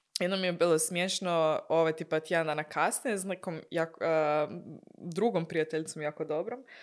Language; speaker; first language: Croatian; early bilingual, heritage; Croatian